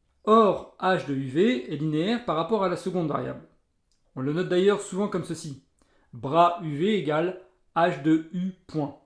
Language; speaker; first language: French; native; French